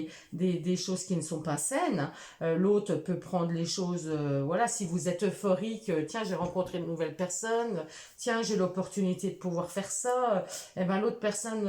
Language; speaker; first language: French; native; French